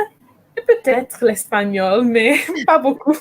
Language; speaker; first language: French; non-native, learner; English